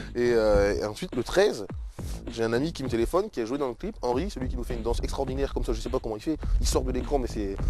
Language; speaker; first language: French; native; French